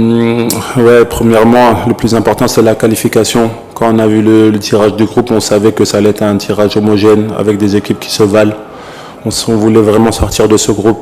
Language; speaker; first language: French; native; French